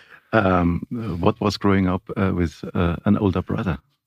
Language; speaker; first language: English; non-native, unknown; German